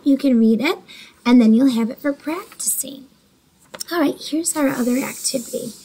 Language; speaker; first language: English; native; English